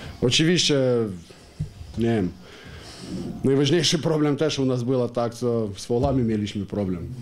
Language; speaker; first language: Polish; non-native, learner; Ukrainian